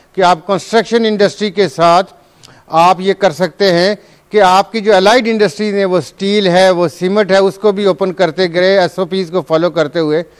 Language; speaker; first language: Urdu; non-native, local second language; Punjabi